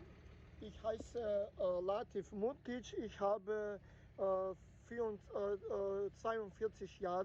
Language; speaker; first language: German; non-native, learner; Bosnian